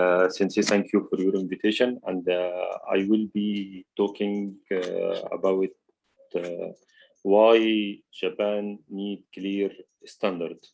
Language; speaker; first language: English; non-native, learner; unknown